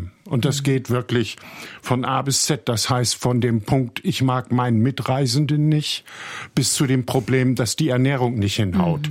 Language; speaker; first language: German; native; German